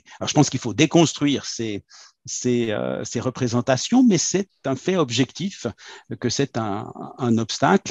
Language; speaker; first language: French; native; French